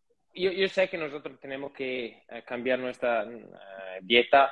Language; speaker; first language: Spanish; non-native, fluent; Italian